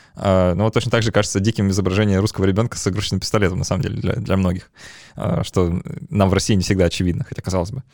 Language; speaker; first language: Russian; native; Russian